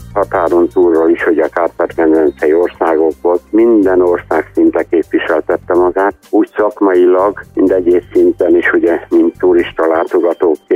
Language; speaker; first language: Hungarian; native; Hungarian